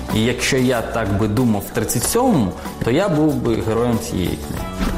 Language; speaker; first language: Ukrainian; non-native, local second language; Russian